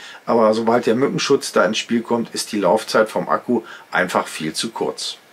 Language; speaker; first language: German; native; German